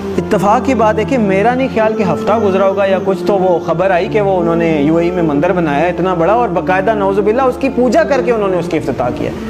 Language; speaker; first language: Urdu; non-native, local second language; Pashto